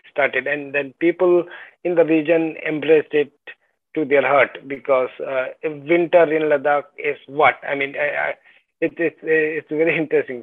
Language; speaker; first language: English; non-native, local second language; Ladakhi